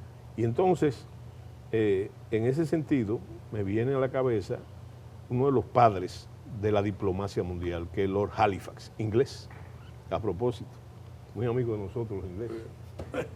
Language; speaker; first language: Spanish; native; Spanish